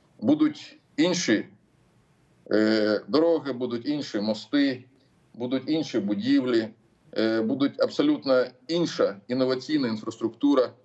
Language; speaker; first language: Ukrainian; non-native, local second language; Russian